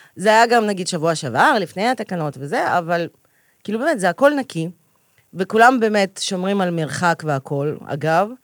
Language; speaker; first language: Hebrew; early bilingual, other home language; Russian